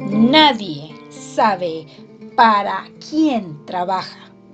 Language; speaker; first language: Spanish; native; Spanish